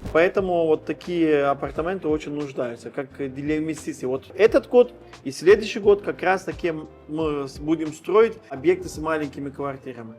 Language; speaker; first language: Russian; non-native, fluent; Turkish